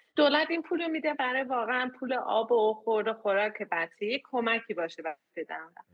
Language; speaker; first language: Persian; early bilingual, heritage; Persian